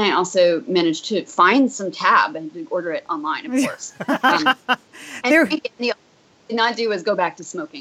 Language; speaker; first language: English; native; English